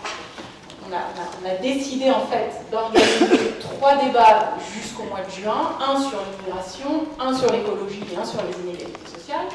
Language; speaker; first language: French; native; French